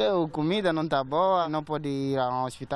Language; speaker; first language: Spanish; non-native, learner; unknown